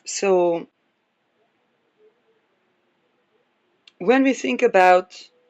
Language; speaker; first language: English; non-native, fluent; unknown